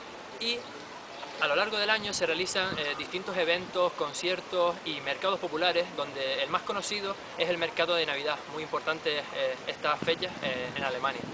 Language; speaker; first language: Spanish; native; Spanish